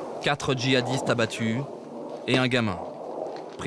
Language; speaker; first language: French; native; French